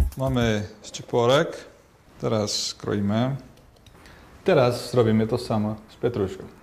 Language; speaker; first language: Polish; non-native, learner; Portuguese